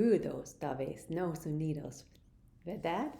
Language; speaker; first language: Spanish; non-native, learner; English